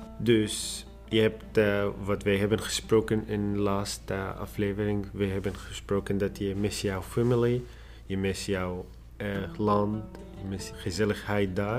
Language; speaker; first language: Dutch; non-native, learner; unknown